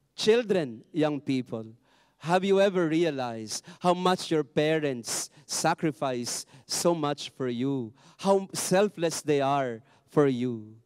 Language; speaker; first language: English; non-native, local second language; Filipino